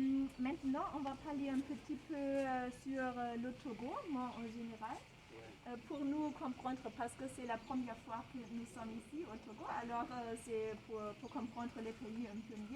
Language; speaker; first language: French; non-native, fluent; German